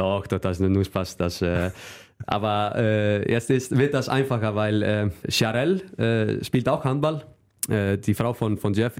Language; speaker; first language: German; non-native, fluent; Icelandic